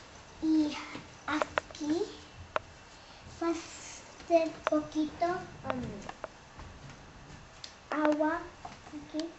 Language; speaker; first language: Spanish; early bilingual, heritage; English